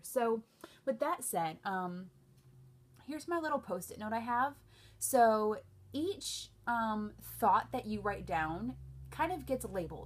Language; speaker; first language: English; native; English